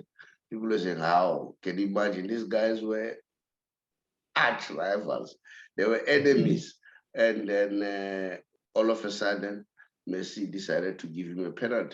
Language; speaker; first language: English; non-native, local second language; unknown